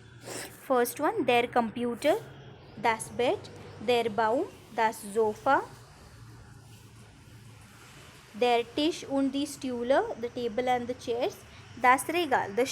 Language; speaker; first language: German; non-native, fluent; Marathi